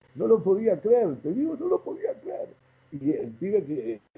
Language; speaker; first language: Spanish; native; Spanish